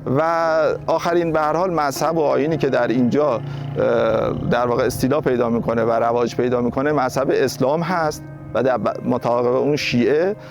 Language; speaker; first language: Persian; native; Persian